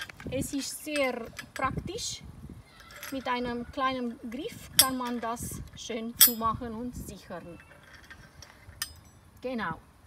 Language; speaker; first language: German; non-native, fluent; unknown